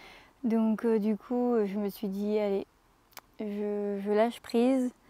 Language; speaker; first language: French; native; French